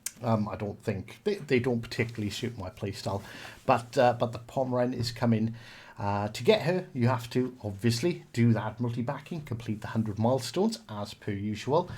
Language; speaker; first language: English; native; English